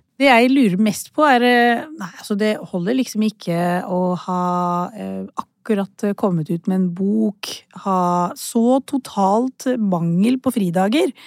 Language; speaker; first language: Norwegian; early bilingual, other home language; Urdu